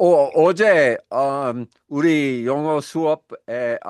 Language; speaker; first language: Korean; non-native, learner; English